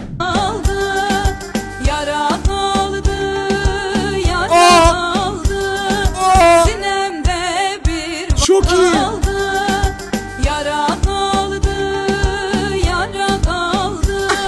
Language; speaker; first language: Turkish; native; Turkish